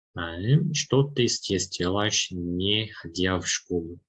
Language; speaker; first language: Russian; non-native, fluent; Korean